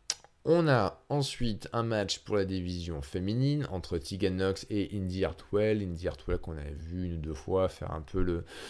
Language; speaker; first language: French; native; French